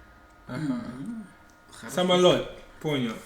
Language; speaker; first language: Russian; non-native, fluent; English